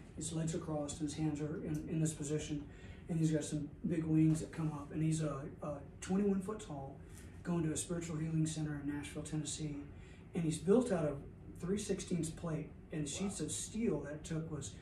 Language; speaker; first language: English; native; English